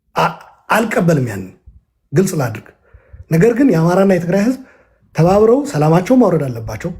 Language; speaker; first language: Amharic; non-native, local second language; Tigrinya